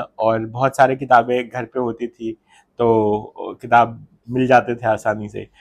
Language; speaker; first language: Hindi; native; Hindi